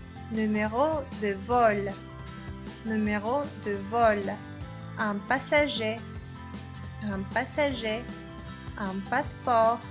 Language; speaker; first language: French; non-native, fluent; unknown